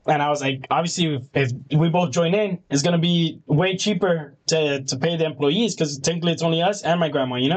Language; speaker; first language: English; early bilingual, other home language; Spanish